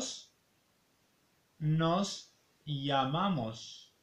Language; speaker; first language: Spanish; non-native, fluent; Arabic